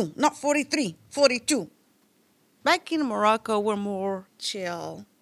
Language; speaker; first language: English; non-native, fluent; Arabic